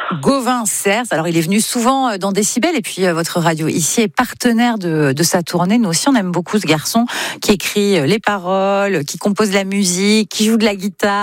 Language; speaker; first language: French; native; French